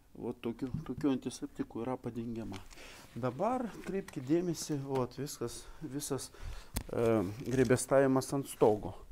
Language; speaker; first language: Lithuanian; non-native, local second language; Polish